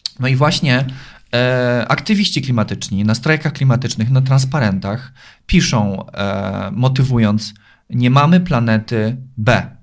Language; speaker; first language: Polish; native; Polish